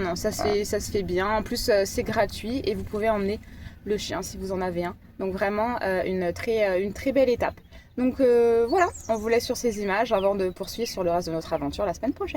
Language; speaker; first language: French; native; French